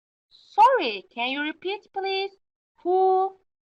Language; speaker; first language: English; non-native, fluent; Turkish